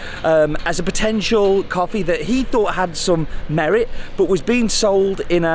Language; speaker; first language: English; native; English